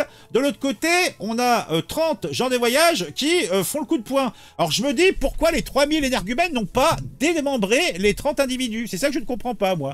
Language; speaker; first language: French; native; French